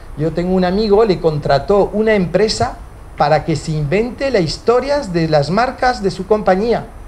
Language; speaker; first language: Spanish; early bilingual, heritage; Spanish